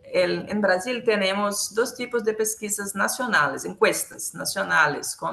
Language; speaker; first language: Spanish; non-native, local second language; Portuguese